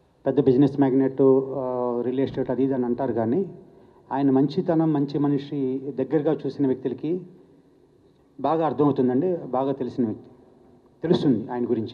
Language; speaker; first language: Telugu; native; Telugu